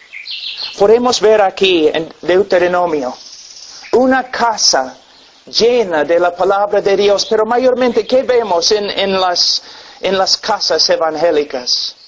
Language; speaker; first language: Spanish; non-native, fluent; English